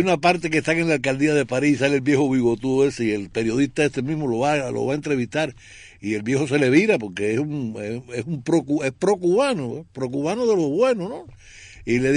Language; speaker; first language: Spanish; native; Spanish